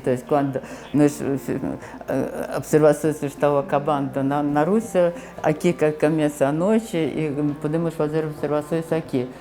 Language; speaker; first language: Portuguese; non-native, fluent; Russian